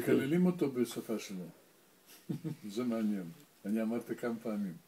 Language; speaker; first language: Hebrew; non-native, fluent; Russian